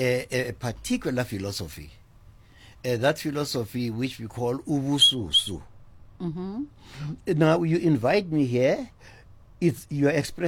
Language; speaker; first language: English; non-native, local second language; Zulu